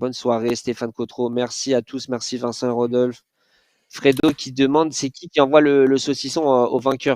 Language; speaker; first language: French; native; French